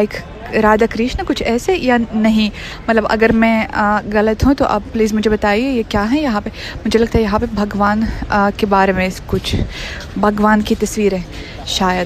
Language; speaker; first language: Hindi; non-native, fluent; Russian